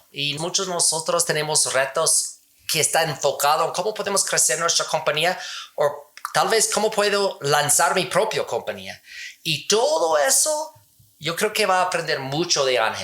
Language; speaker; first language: Spanish; non-native, learner; English